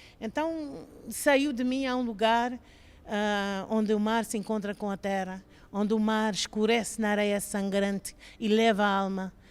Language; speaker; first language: Portuguese; non-native, fluent; English